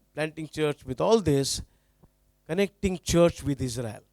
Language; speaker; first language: English; non-native, local second language; Marathi